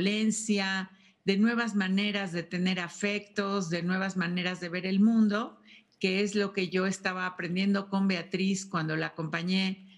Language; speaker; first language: Spanish; native; Spanish